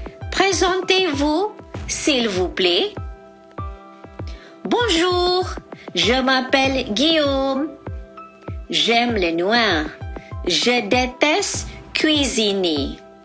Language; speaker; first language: French; non-native, fluent; Malay